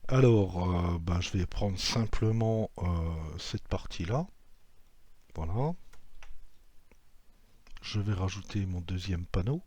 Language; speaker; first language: French; native; French